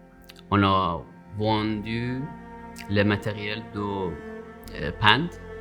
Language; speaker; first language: French; non-native, learner; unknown